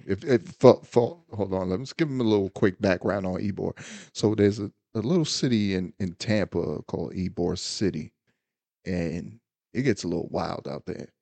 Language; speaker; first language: English; native; English